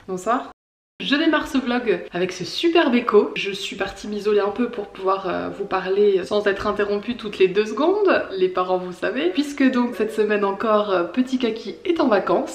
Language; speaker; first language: French; native; French